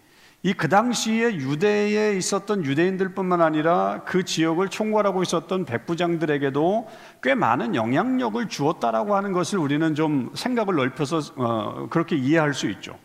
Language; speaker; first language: Korean; native; Korean